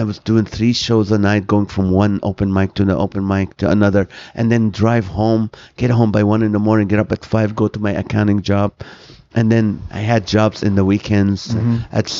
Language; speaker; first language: English; non-native, fluent; Arabic